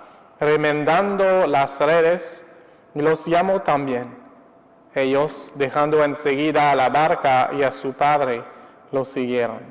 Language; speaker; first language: Spanish; non-native, fluent; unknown